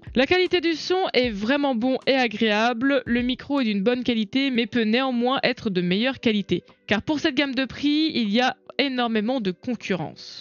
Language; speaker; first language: French; native; French